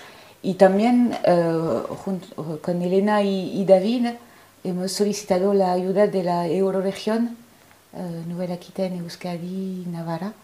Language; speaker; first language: Spanish; non-native, fluent; French